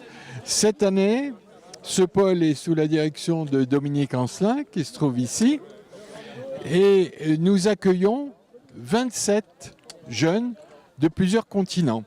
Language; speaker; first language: French; native; French